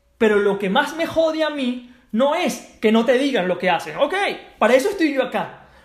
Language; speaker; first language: Spanish; native; Spanish